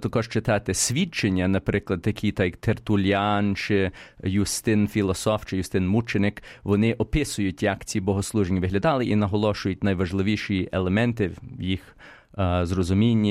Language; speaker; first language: Ukrainian; early bilingual, heritage; Ukrainian